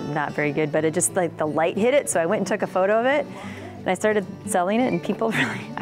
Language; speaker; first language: English; native; English